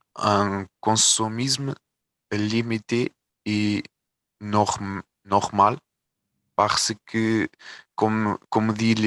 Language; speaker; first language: French; non-native, learner; Portuguese